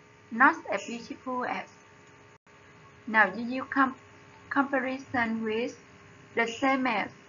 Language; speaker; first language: English; non-native, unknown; Vietnamese